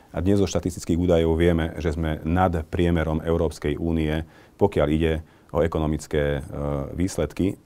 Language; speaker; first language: Slovak; non-native, local second language; Hungarian